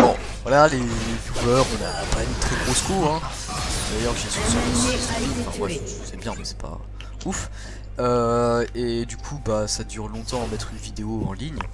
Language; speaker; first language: French; native; French